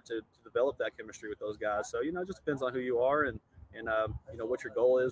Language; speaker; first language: English; native; English